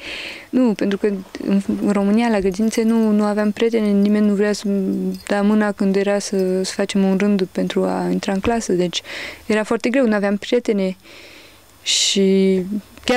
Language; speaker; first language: Romanian; early bilingual, heritage; Romanian